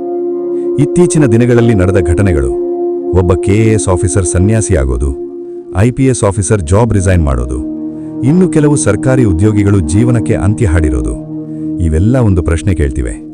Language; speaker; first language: Kannada; native; Kannada